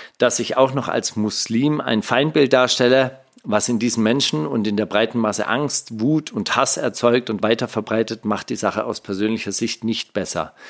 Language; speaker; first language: German; native; German